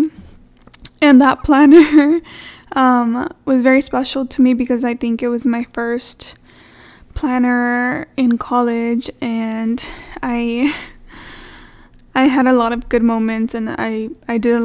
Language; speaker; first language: English; native; English